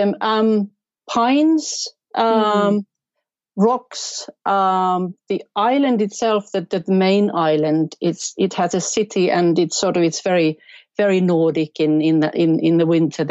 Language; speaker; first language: English; non-native, fluent; Finnish